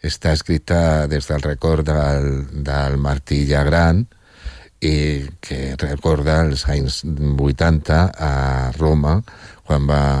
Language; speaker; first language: Catalan; non-native, local second language; Spanish